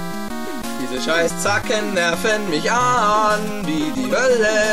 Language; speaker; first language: German; native; German